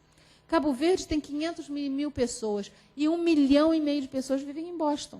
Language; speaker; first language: Portuguese; native; Portuguese